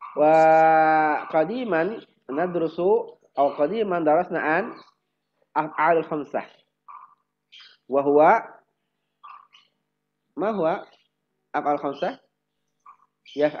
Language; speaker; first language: Arabic; non-native, fluent; Indonesian